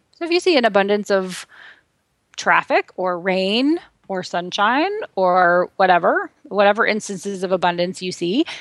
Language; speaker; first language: English; native; English